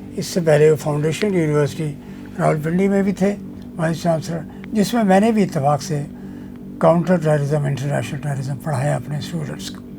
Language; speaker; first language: Urdu; non-native, local second language; Saraiki